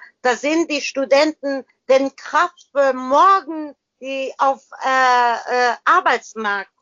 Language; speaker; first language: German; non-native, learner; Persian